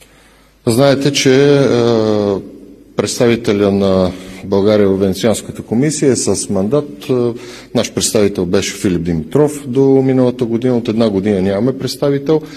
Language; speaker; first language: Bulgarian; native; Bulgarian